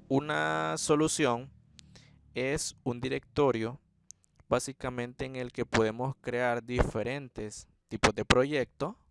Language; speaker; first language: Spanish; native; Spanish